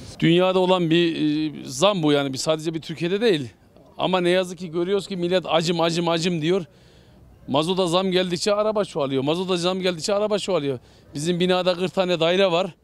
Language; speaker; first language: Turkish; native; Turkish